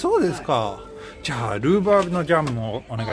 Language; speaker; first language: Japanese; non-native, fluent; Swedish